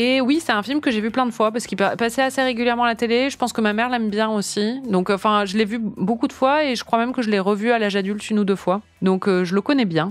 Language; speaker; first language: French; native; French